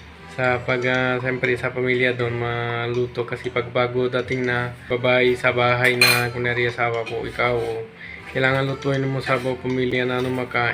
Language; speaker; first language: Filipino; non-native, learner; Punjabi